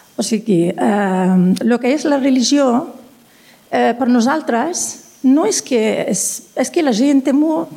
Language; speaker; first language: Catalan; non-native, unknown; Berber languages